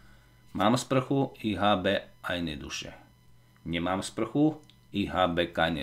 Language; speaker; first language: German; non-native, fluent; Slovak